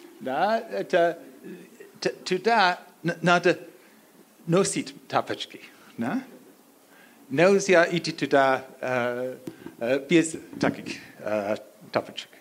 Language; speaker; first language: Russian; non-native, learner; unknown